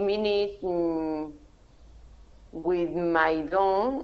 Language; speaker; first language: English; non-native, learner; Spanish